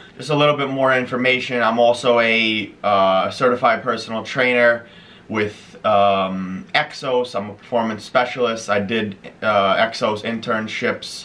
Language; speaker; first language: English; native; English